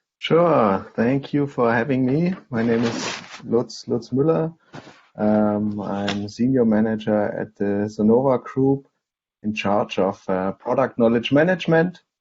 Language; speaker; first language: English; non-native, fluent; German